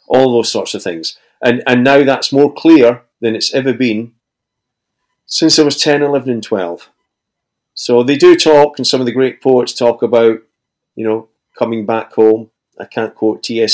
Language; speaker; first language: English; native; English